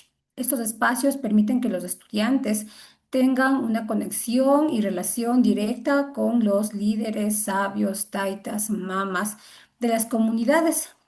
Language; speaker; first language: Spanish; native; Spanish